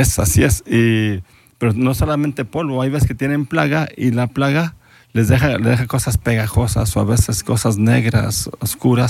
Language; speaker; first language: Spanish; native; Spanish